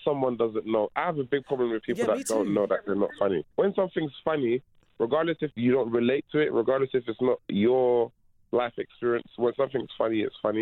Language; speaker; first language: English; non-native, local second language; French